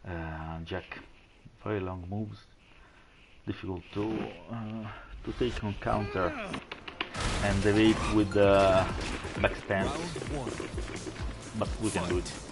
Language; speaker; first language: English; non-native, learner; Italian